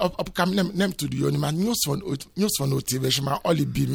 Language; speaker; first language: Hungarian; non-native, fluent; Yoruba